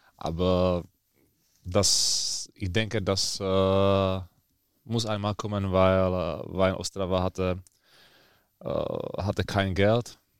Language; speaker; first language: German; non-native, learner; Czech